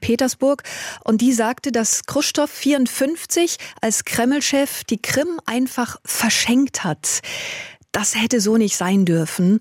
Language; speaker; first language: German; native; German